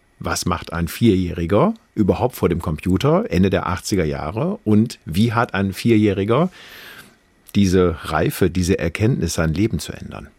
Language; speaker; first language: German; native; German